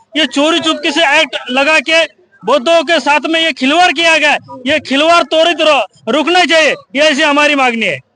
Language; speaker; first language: Hindi; non-native, local second language; Marathi